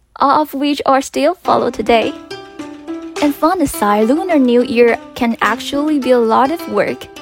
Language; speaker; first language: English; non-native, fluent; Chinese